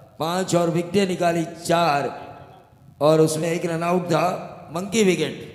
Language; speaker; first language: Hindi; non-native, local second language; Marathi